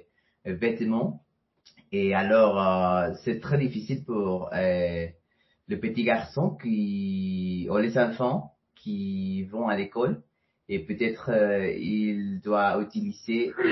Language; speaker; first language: French; non-native, fluent; Spanish